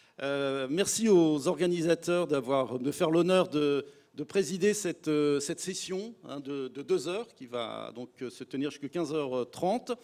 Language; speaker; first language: French; native; French